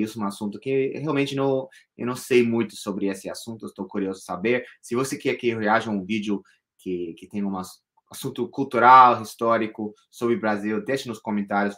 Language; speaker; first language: Portuguese; non-native, fluent; English